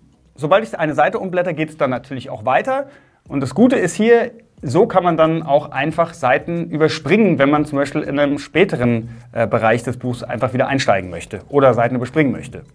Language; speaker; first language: German; native; German